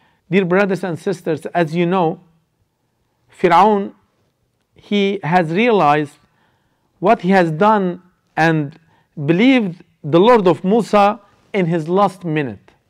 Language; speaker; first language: English; non-native, fluent; Turkish